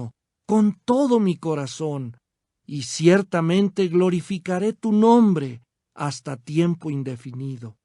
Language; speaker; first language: Spanish; native; Spanish